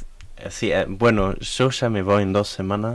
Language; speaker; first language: Spanish; non-native, learner; German